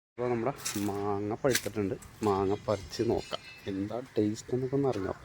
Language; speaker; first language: Malayalam; native; Malayalam